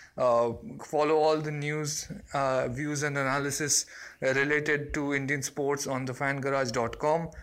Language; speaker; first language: English; non-native, local second language; Bangla